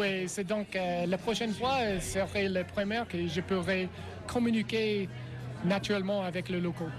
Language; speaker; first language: French; non-native, learner; English